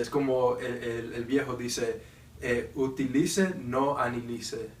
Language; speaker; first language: Spanish; non-native, learner; English